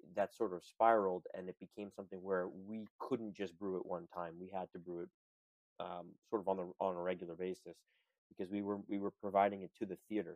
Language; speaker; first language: English; native; English